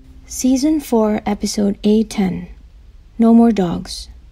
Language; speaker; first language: English; non-native, fluent; Indonesian